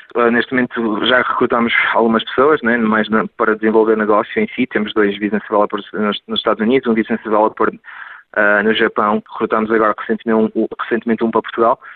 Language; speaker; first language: Portuguese; native; Portuguese